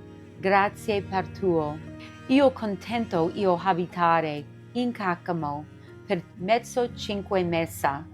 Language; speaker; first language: Italian; non-native, learner; English